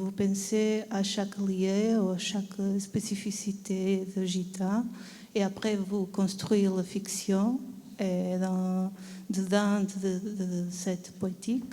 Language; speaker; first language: French; non-native, learner; Portuguese